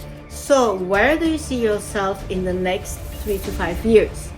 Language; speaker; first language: English; non-native, fluent; Turkish